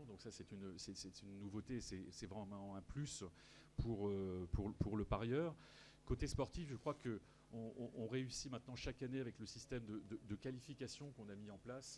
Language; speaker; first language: French; native; French